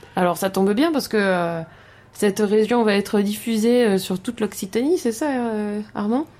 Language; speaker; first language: French; native; French